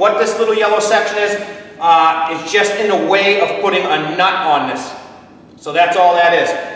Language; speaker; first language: English; native; English